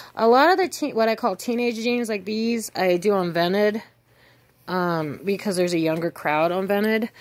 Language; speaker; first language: English; native; English